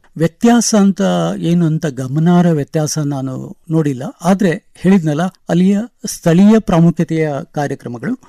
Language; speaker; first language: Kannada; non-native, local second language; Konkani